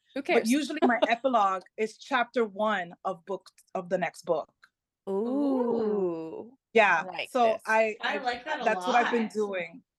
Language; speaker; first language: English; early bilingual, other home language; Spanish